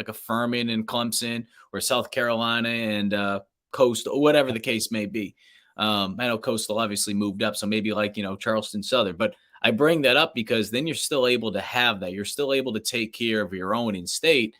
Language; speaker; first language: English; native; English